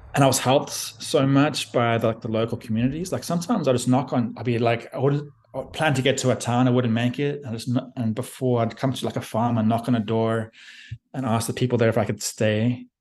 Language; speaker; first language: English; native; English